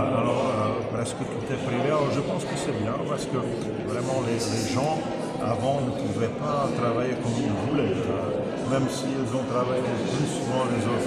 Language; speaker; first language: French; non-native, fluent; Czech